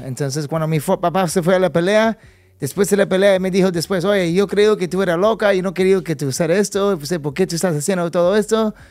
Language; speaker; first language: Spanish; early bilingual, other home language; English